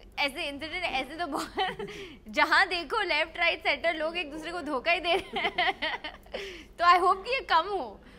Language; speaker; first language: Hindi; non-native, local second language; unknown